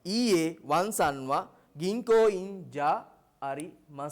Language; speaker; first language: Japanese; non-native, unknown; Sinhala